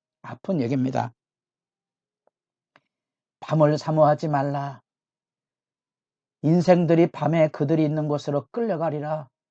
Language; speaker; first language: Korean; native; Korean